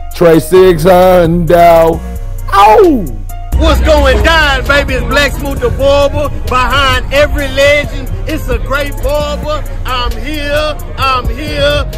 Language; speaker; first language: English; native; English